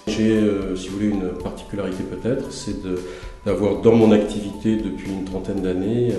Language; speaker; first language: French; native; French